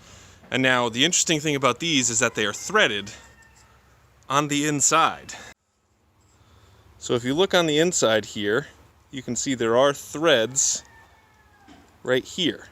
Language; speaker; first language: English; native; English